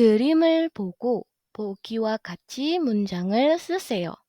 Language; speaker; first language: Korean; non-native, fluent; Indonesian